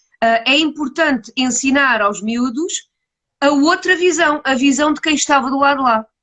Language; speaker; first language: Portuguese; native; Portuguese